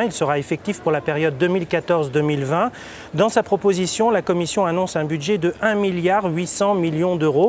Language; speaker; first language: French; native; French